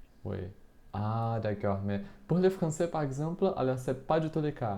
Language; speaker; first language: French; non-native, fluent; Portuguese